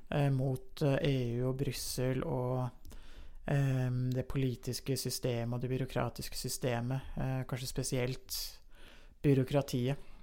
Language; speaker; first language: Norwegian; native; Norwegian